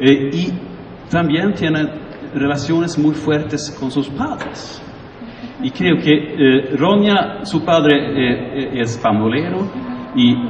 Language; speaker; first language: Spanish; non-native, learner; Swedish